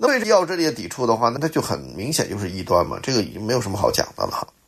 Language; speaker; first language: Chinese; native; Chinese